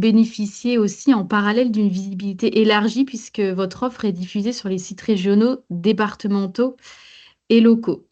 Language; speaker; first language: French; native; French